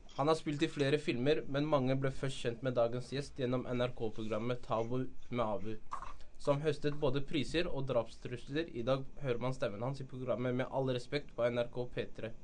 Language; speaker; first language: Norwegian; early bilingual, other home language; Arabic